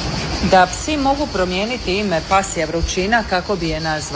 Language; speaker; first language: Serbian; native; Serbian